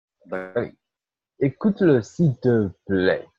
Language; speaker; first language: French; non-native, fluent; Portuguese